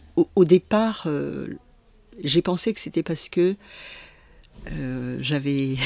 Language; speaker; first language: French; native; French